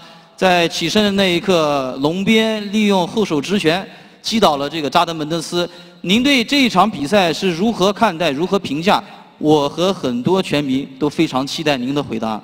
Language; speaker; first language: Chinese; native; Chinese